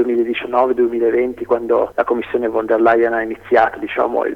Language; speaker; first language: Italian; native; Italian